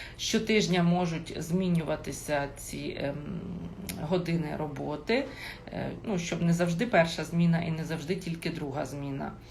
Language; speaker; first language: Ukrainian; non-native, local second language; Russian